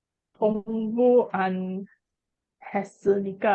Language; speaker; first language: Korean; non-native, learner; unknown